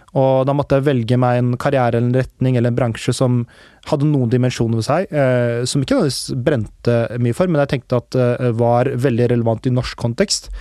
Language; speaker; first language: Norwegian; early bilingual, other home language; Urdu